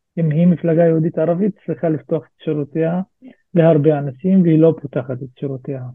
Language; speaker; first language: Hebrew; non-native, local second language; Arabic